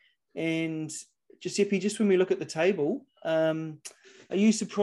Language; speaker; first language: English; native; English